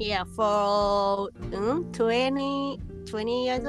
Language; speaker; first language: English; non-native, learner; Japanese